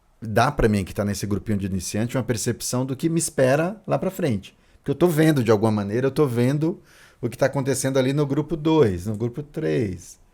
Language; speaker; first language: Portuguese; native; Portuguese